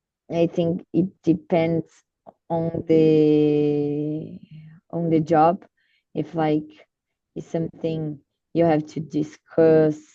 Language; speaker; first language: English; non-native, learner; Portuguese